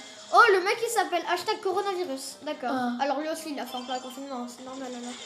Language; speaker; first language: French; native; French